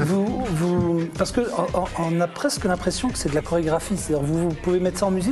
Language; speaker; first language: French; native; French